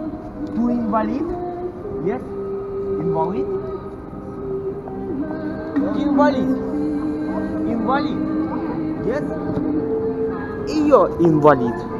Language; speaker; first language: English; non-native, learner; Russian